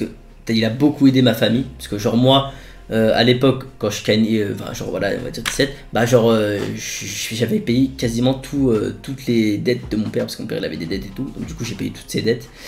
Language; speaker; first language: French; native; French